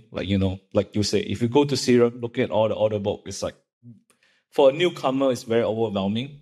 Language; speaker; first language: English; non-native, local second language; Chinese